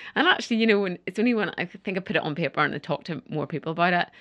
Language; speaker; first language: English; native; English